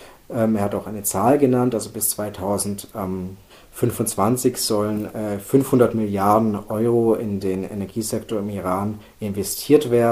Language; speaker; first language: German; native; German